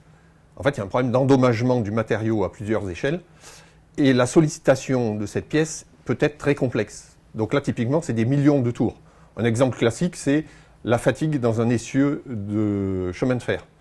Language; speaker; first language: French; native; French